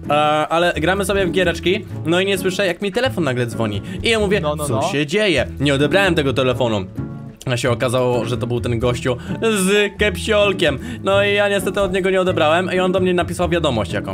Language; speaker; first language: Polish; native; Polish